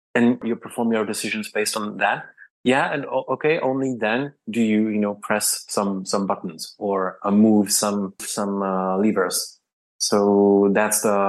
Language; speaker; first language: English; non-native, fluent; Czech